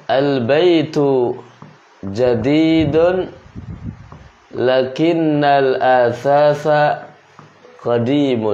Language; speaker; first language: Arabic; non-native, fluent; Indonesian